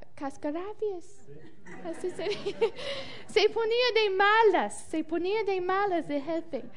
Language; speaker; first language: Spanish; non-native, fluent; English